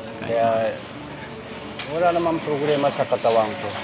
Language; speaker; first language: Filipino; non-native, learner; Japanese